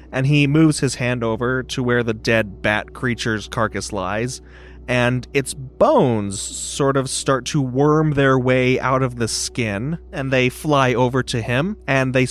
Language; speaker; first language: English; native; English